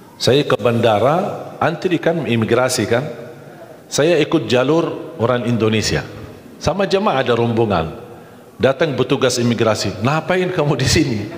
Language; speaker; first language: Malay; non-native, fluent; Arabic